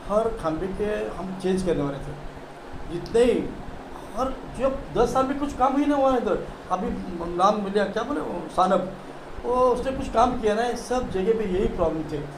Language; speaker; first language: Hindi; non-native, local second language; Marathi